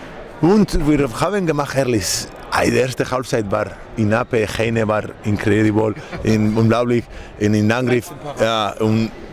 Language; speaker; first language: German; non-native, learner; Spanish